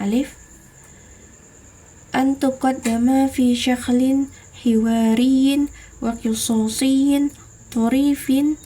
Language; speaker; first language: Arabic; non-native, learner; Indonesian